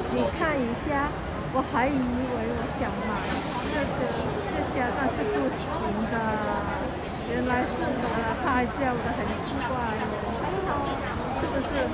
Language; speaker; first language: Chinese; non-native, local second language; Cantonese